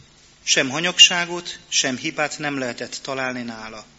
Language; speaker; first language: Hungarian; native; Hungarian